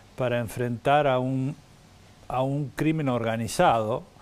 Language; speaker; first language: Spanish; native; Spanish